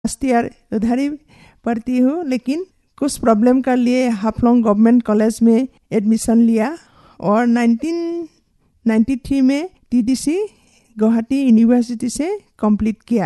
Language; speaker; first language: Hindi; non-native, local second language; Assamese